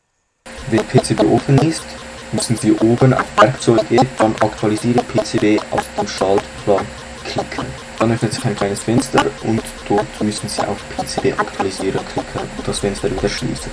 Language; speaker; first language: German; native; German